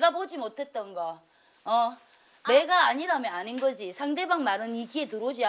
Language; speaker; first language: Korean; native; Korean